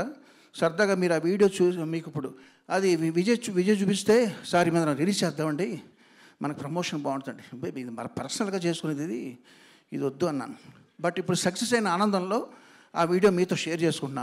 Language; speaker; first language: Telugu; native; Telugu